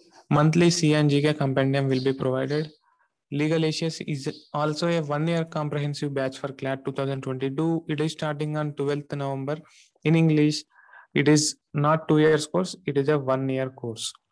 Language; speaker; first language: English; non-native, local second language; Telugu